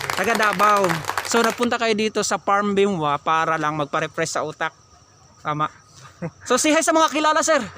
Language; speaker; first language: Filipino; non-native, local second language; Cebuano